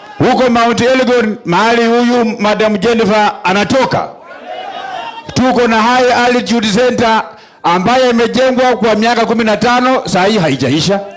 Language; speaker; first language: Swahili; non-native, local second language; Luyia